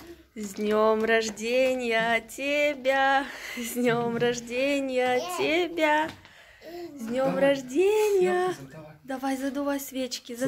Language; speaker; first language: Russian; native; Russian